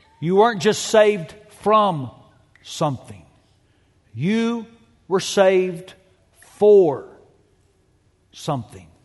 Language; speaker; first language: English; native; English